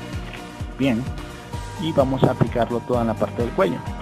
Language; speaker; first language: Spanish; native; Spanish